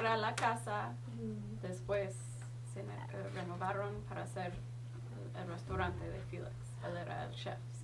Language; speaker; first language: Spanish; non-native, fluent; English